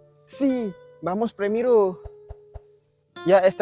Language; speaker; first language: Spanish; non-native, learner; Malay